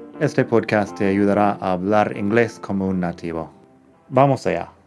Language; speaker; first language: Spanish; non-native, fluent; English